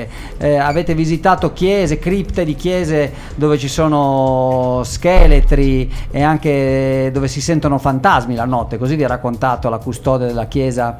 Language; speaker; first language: Italian; native; Italian